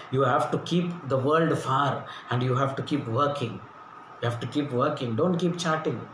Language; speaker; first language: English; non-native, local second language; Telugu